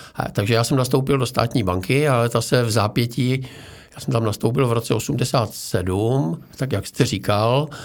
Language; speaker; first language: Czech; native; Czech